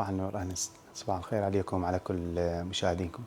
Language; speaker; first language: Arabic; native; Arabic